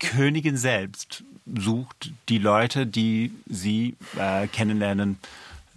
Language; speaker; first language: German; non-native, fluent; English